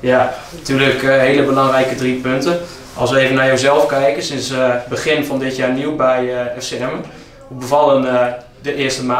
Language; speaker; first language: Dutch; native; Dutch